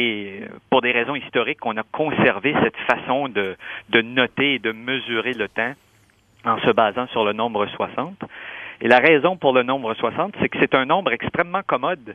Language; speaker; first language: French; native; French